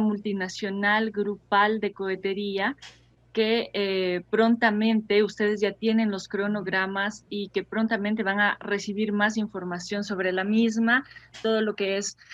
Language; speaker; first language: Spanish; native; Spanish